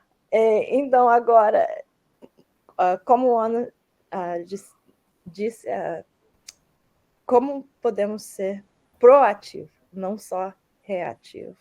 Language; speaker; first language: Portuguese; early bilingual, heritage; Portuguese